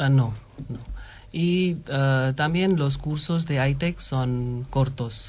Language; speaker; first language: Spanish; non-native, fluent; Hindi